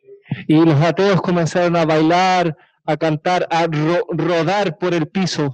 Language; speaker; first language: Spanish; native; Spanish